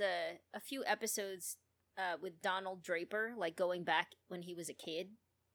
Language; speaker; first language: English; non-native, local second language; Filipino